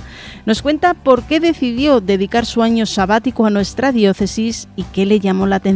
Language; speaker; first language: Spanish; native; Spanish